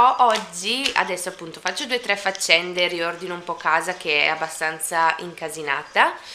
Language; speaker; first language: Italian; native; Italian